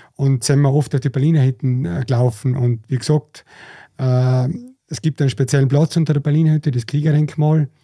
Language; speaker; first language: German; native; German